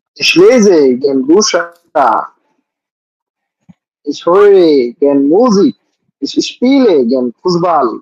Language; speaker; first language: German; non-native, learner; Bangla